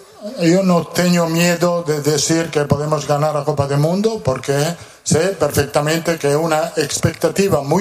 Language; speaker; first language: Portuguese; non-native, learner; Italian